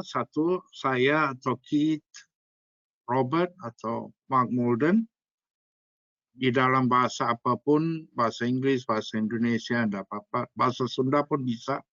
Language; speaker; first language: Indonesian; non-native, fluent; English